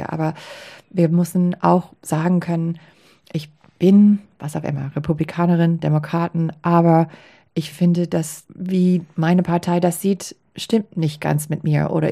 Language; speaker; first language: German; non-native, fluent; English